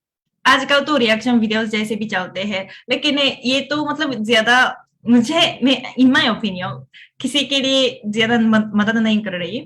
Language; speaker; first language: Hindi; non-native, fluent; Japanese